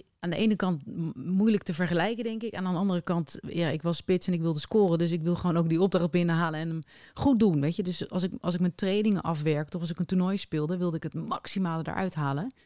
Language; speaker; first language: Dutch; native; Dutch